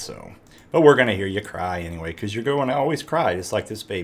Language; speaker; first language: English; native; English